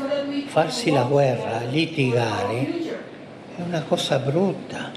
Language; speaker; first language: Italian; non-native, fluent; Spanish